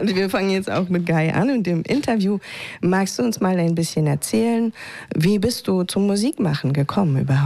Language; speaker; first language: German; native; German